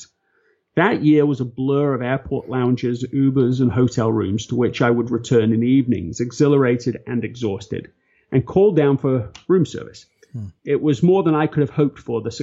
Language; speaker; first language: English; native; English